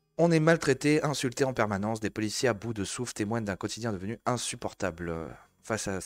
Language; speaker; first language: French; native; French